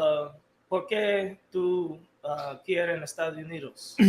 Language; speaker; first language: Spanish; non-native, learner; English